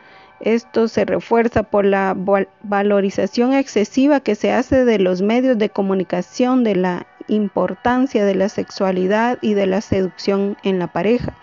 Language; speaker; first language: Spanish; native; Spanish